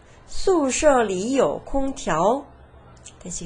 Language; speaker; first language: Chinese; non-native, fluent; Korean